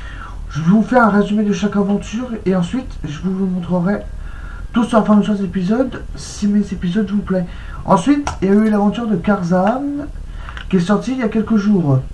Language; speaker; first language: French; native; French